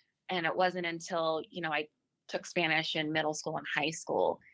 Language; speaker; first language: English; native; English